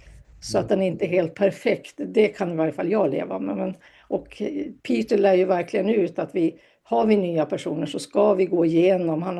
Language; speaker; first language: Swedish; native; Swedish